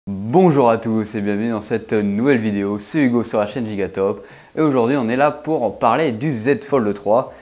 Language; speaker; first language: French; native; French